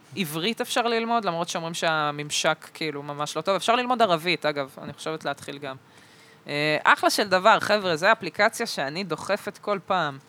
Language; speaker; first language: Hebrew; early bilingual, other home language; Russian